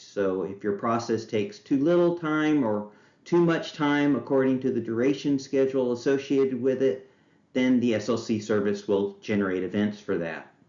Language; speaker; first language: English; native; English